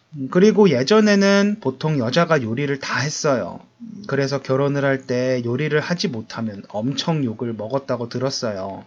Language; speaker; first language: Korean; native; Korean